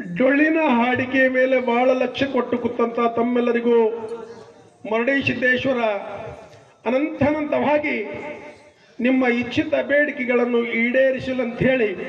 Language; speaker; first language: Kannada; native; Kannada